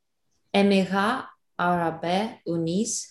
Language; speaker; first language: French; non-native, learner; Russian